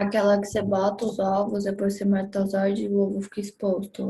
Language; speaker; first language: Portuguese; native; Portuguese